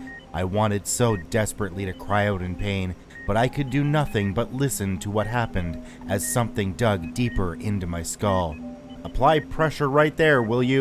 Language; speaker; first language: English; native; English